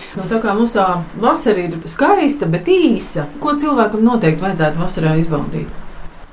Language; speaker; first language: Latvian; native; Latvian